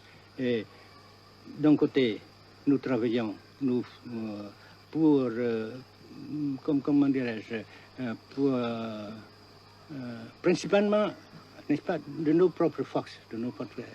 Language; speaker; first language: French; non-native, local second language; Vietnamese